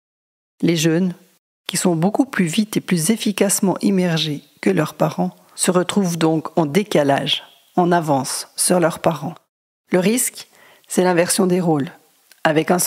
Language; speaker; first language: French; native; French